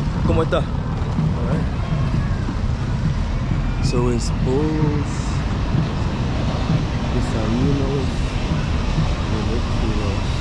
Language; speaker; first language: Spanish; non-native, learner; English